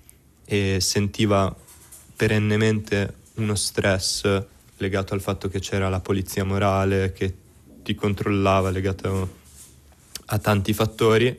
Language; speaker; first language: Italian; native; Italian